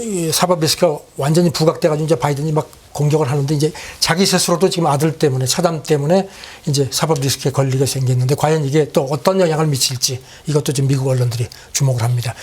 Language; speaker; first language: Korean; native; Korean